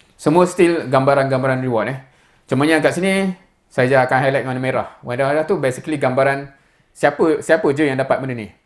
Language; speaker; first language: Malay; native; Malay